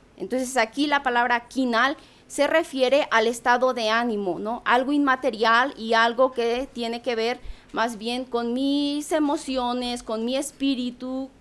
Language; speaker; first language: Spanish; non-native, local second language; Tzeltal